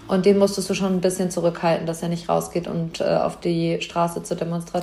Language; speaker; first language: German; native; German